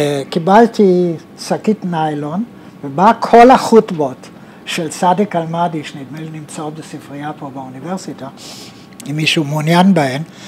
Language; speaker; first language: Hebrew; native; Hebrew